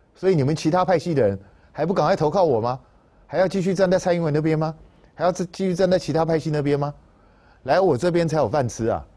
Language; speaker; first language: Chinese; native; Chinese